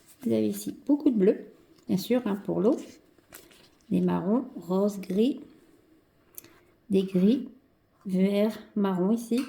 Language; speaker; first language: French; native; French